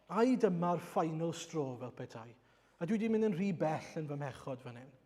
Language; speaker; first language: Welsh; native; Welsh